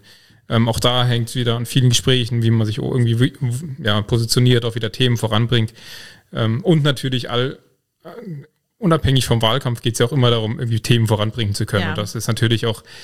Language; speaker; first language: German; native; German